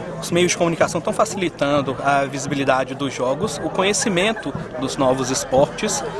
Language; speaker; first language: Portuguese; native; Portuguese